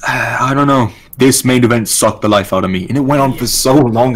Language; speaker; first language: English; native; English